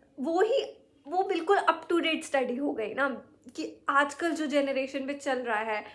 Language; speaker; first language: Hindi; native; Hindi